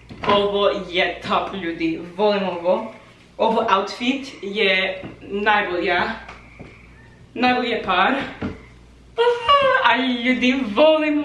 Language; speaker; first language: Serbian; non-native, learner; English